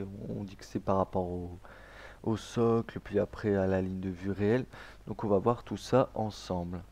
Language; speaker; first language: French; native; French